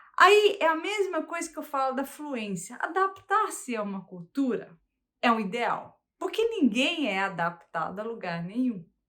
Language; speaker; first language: Portuguese; early bilingual, heritage; Portuguese